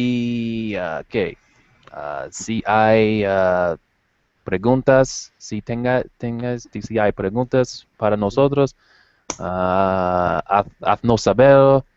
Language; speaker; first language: Spanish; non-native, learner; English